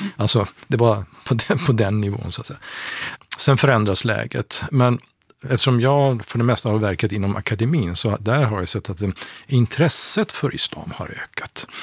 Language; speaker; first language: Swedish; non-native, fluent; Persian